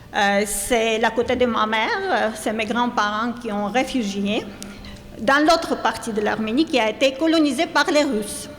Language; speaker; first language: French; non-native, fluent; Armenian